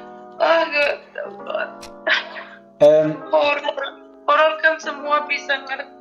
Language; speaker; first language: Indonesian; early bilingual, heritage; German